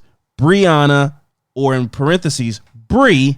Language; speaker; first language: English; native; English